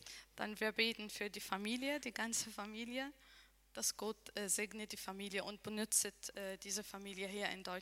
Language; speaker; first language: German; non-native, learner; Arabic